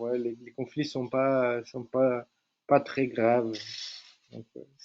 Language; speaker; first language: French; non-native, fluent; Portuguese